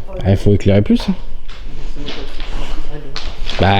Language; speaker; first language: French; native; French